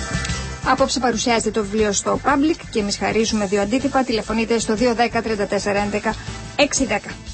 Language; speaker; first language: Greek; native; Greek